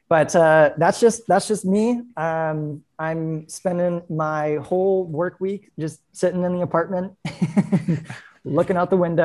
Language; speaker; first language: English; native; English